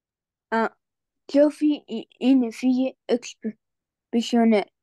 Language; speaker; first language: French; non-native, learner; Arabic